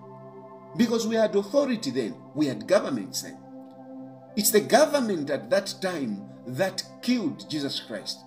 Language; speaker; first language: English; non-native, local second language; Bemba